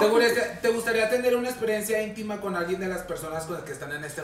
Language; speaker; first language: Spanish; native; Spanish